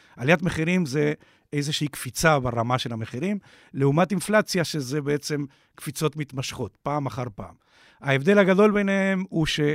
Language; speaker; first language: Hebrew; non-native, fluent; Spanish